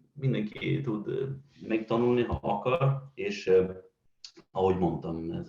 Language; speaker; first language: Hungarian; non-native, fluent; Swedish